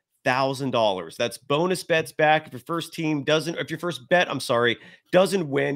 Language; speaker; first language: English; native; English